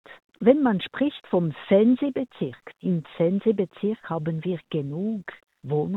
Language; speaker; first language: German; non-native, local second language; French